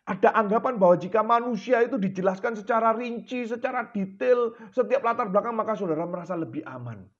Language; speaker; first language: Indonesian; native; Indonesian